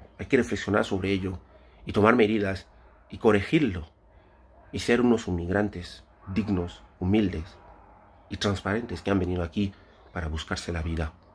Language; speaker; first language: Spanish; non-native, fluent; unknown